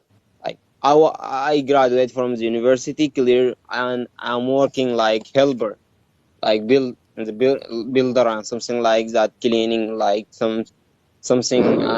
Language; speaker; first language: English; non-native, learner; Arabic